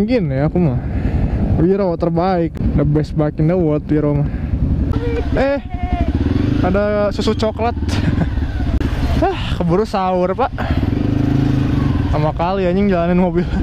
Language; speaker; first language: Indonesian; native; Indonesian